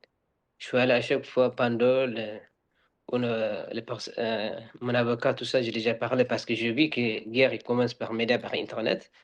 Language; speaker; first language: French; non-native, learner; Arabic